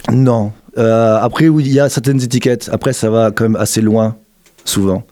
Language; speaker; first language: French; native; French